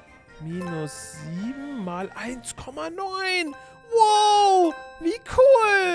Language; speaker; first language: German; native; German